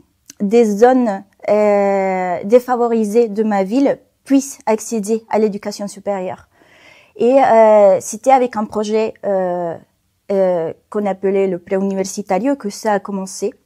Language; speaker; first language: French; non-native, fluent; Spanish